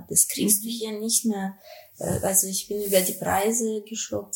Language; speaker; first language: German; non-native, fluent; Russian